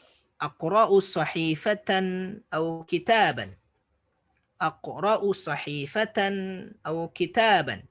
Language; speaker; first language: Arabic; non-native, fluent; Indonesian